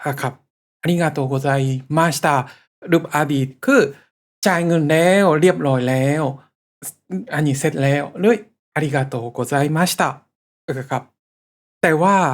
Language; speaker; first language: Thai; non-native, fluent; Japanese